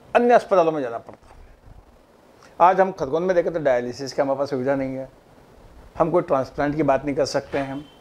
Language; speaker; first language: Hindi; native; Hindi